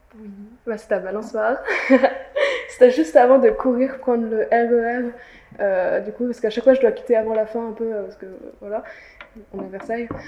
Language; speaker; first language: French; native; French